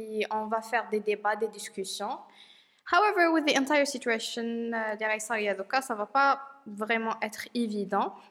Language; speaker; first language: French; non-native, local second language; Arabic